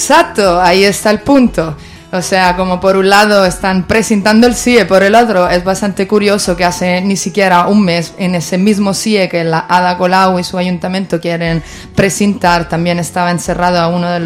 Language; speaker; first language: Spanish; native; Spanish